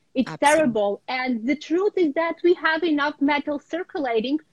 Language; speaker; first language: English; non-native, fluent; Ukrainian